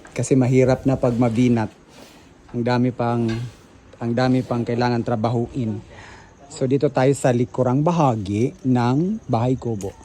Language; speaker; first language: Filipino; non-native, local second language; Cebuano